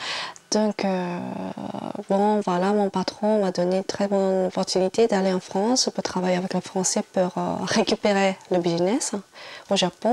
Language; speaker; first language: French; non-native, fluent; Japanese